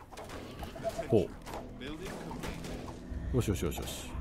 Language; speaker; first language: Japanese; native; Japanese